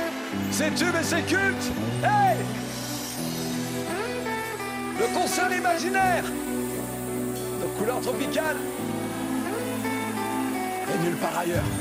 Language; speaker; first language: French; native; French